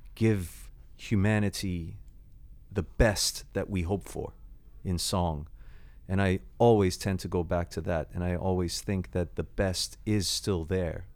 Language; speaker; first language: English; native; English